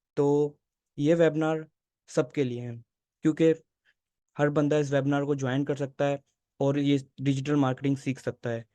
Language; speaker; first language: Urdu; native; Urdu